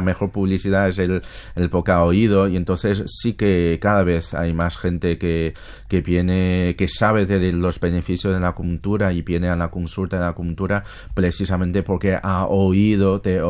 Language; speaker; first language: Spanish; non-native, fluent; Chinese